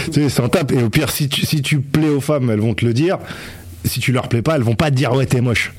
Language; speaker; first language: French; native; French